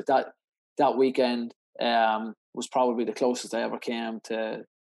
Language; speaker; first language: English; native; English